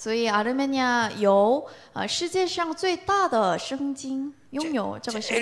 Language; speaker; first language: Chinese; non-native, learner; Korean